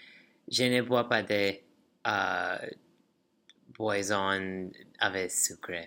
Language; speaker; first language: French; non-native, learner; English